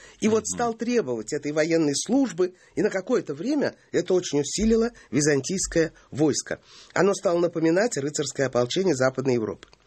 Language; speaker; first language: Russian; native; Russian